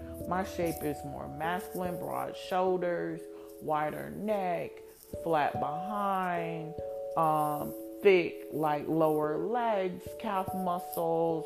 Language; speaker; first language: English; native; English